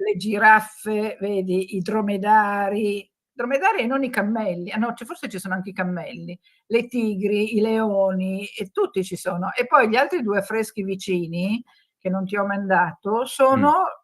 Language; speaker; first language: Italian; native; Italian